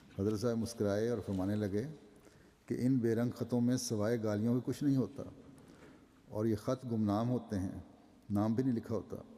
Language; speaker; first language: Urdu; native; Urdu